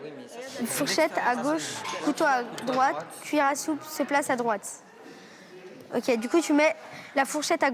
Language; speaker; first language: French; native; French